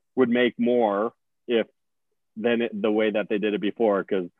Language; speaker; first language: English; native; English